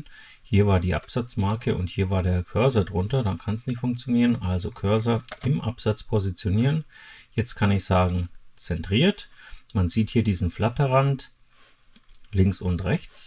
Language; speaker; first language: German; native; German